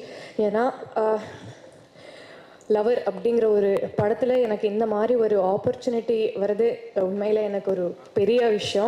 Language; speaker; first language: Tamil; non-native, learner; Telugu